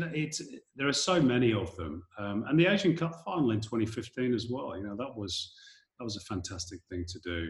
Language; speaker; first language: English; native; English